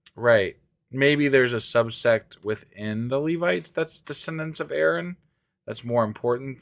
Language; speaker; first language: English; native; English